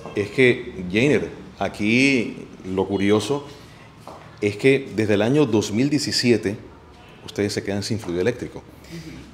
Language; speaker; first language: Spanish; native; Spanish